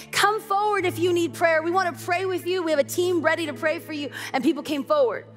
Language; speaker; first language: English; native; English